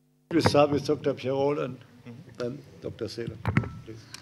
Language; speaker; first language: English; non-native, fluent; German